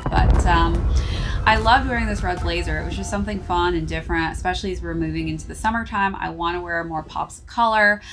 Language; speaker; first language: English; native; English